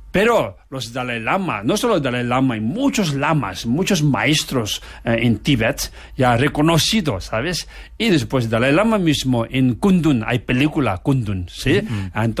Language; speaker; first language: Spanish; non-native, learner; Tibetan